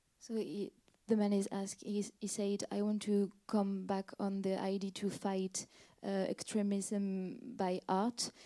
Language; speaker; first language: English; non-native, fluent; French